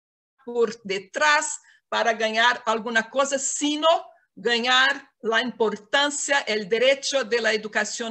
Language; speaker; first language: Spanish; non-native, fluent; Portuguese